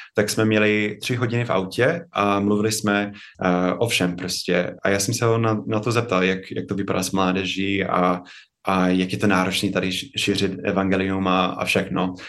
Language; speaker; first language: Czech; non-native, fluent; English